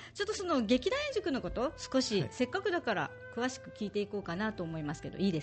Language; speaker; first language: Japanese; native; Japanese